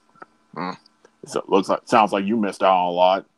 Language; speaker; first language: English; native; English